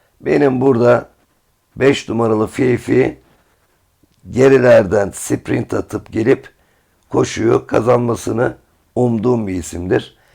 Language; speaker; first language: Turkish; native; Turkish